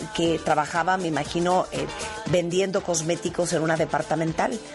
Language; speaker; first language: Spanish; native; Spanish